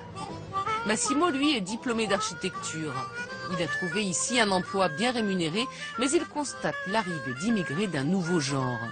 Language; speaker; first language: French; native; French